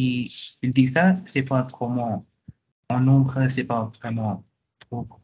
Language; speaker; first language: French; non-native, fluent; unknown